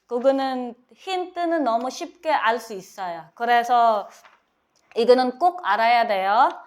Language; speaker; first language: Korean; non-native, learner; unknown